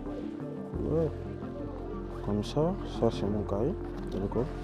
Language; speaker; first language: French; non-native, learner; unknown